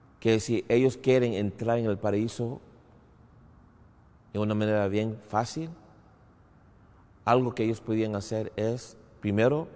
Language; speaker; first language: Spanish; non-native, fluent; English